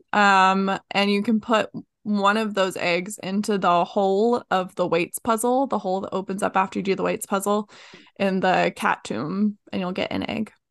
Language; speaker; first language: English; native; English